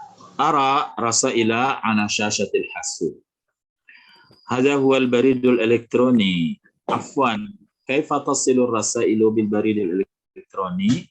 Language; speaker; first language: Arabic; non-native, fluent; Indonesian